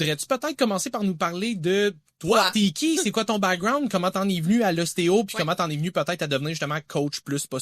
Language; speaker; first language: French; native; French